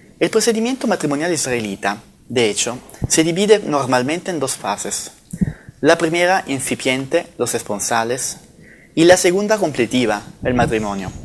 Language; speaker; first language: Spanish; non-native, fluent; Italian